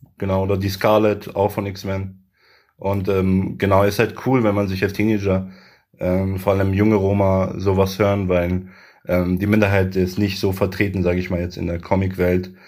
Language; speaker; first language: German; early bilingual, other home language; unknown